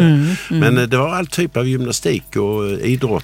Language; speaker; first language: Swedish; native; Swedish